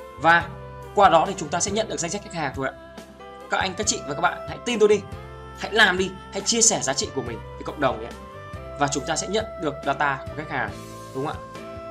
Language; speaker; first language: Vietnamese; native; Vietnamese